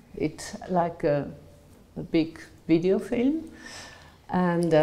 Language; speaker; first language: English; non-native, fluent; German